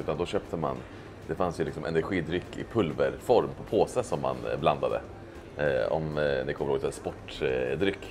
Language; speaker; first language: Swedish; native; Swedish